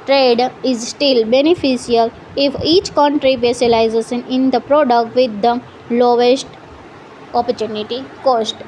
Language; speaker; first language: English; non-native, local second language; Gujarati